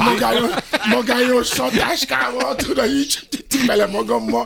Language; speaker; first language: Hungarian; non-native, fluent; Yoruba